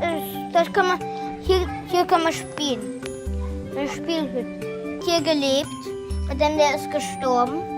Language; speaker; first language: German; early bilingual, heritage; German